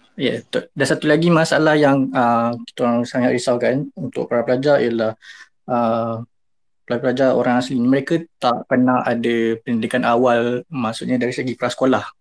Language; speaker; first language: Malay; native; Malay